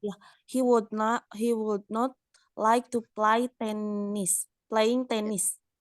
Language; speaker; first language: English; non-native, learner; Indonesian